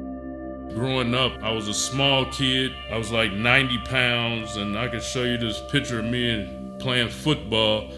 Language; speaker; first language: English; native; English